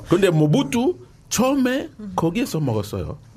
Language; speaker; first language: Korean; non-native, learner; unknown